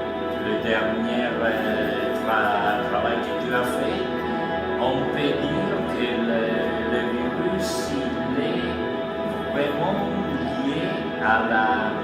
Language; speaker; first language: French; non-native, learner; Italian